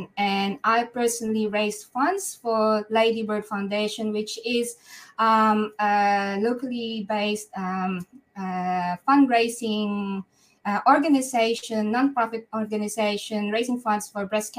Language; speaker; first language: English; non-native, local second language; Filipino